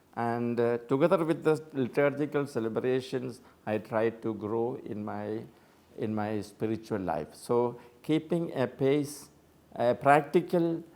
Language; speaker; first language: English; non-native, local second language; Malayalam